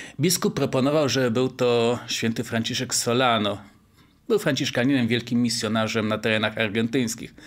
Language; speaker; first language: Polish; native; Polish